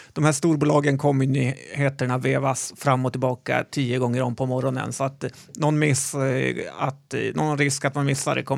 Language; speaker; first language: Swedish; native; Swedish